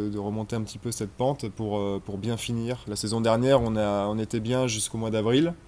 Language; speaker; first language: French; native; French